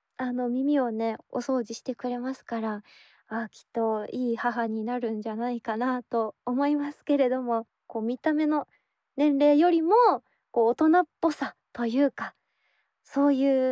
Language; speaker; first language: Japanese; native; Japanese